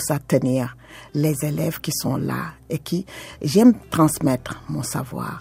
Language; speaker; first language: French; non-native, local second language; Wolof